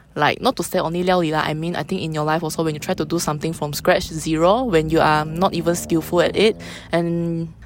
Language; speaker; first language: English; non-native, local second language; Chinese